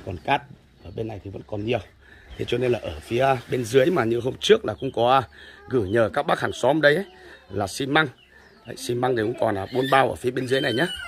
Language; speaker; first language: Vietnamese; native; Vietnamese